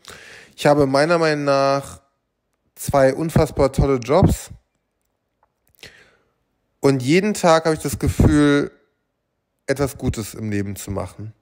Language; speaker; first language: German; native; German